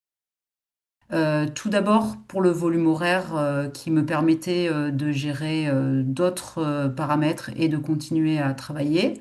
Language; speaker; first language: French; native; French